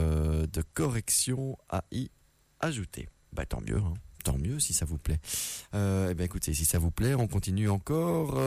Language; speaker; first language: French; native; French